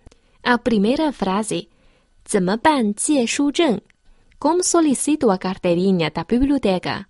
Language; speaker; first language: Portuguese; non-native, fluent; Chinese